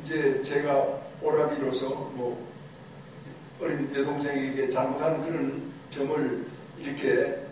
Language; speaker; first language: Korean; native; Korean